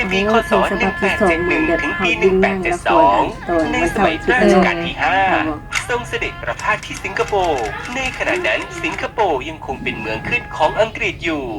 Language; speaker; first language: Thai; native; Thai